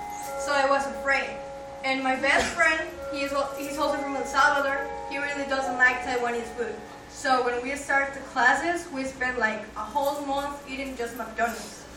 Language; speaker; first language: English; non-native, fluent; Spanish